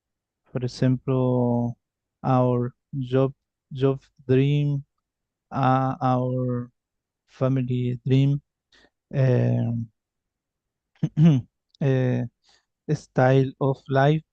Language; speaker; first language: English; non-native, learner; Spanish